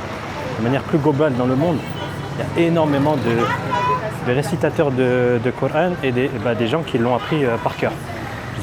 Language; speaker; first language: French; native; French